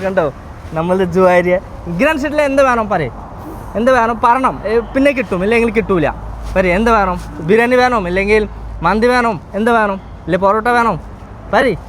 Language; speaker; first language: Malayalam; non-native, learner; Bangla